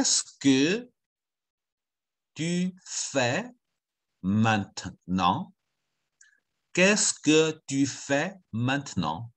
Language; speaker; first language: French; non-native, fluent; Chinese